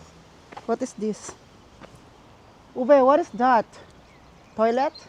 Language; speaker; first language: English; non-native, local second language; Filipino